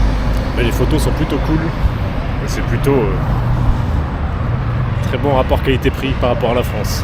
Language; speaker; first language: French; native; French